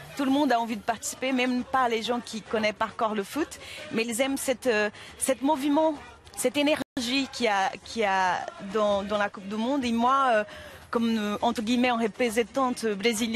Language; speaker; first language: French; non-native, fluent; Portuguese